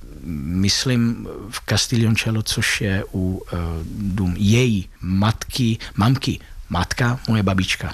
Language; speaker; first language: Czech; early bilingual, heritage; Italian